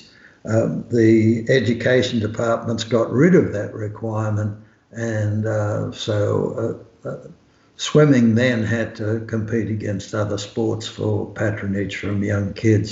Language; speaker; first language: English; native; English